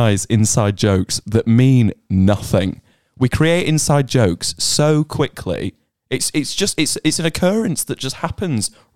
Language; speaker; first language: English; native; English